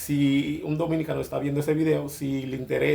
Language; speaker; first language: Spanish; non-native, fluent; Haitian Creole